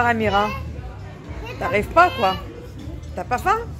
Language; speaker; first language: French; native; French